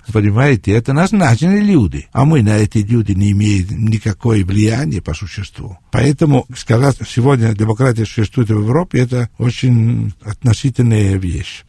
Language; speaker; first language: Russian; non-native, fluent; Italian